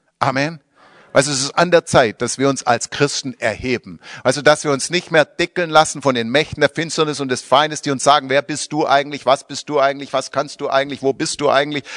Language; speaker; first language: German; native; German